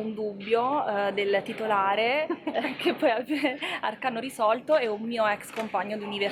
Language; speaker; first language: Italian; native; Italian